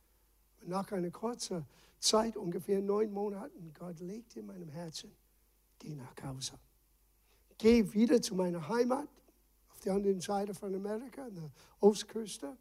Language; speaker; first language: German; non-native, fluent; English